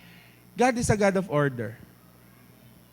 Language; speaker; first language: English; non-native, fluent; Filipino